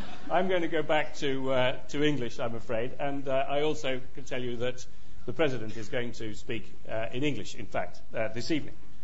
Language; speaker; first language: English; native; English